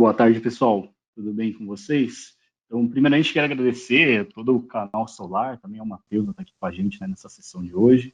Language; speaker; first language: Portuguese; native; Portuguese